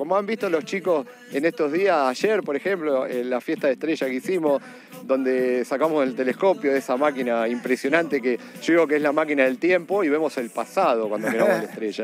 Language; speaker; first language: Spanish; native; Spanish